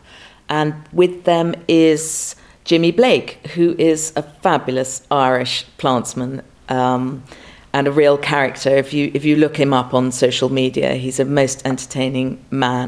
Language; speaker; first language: English; native; English